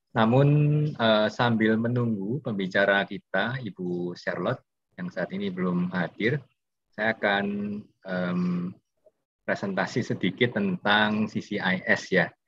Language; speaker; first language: Indonesian; native; Indonesian